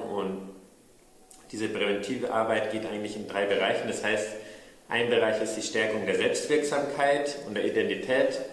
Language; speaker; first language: German; native; German